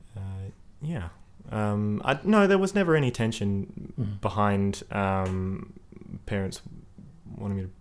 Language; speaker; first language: English; native; English